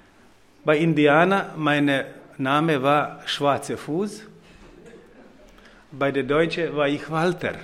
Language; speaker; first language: German; non-native, fluent; Croatian